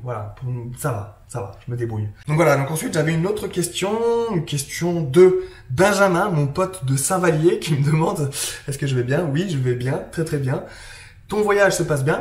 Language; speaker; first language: French; native; French